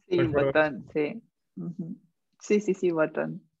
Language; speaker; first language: Spanish; non-native, fluent; French